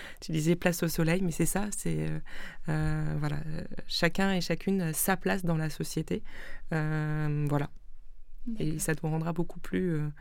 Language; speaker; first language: French; non-native, local second language; Swiss German